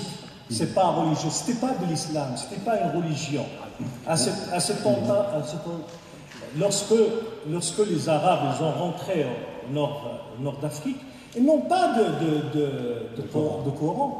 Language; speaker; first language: French; non-native, local second language; Arabic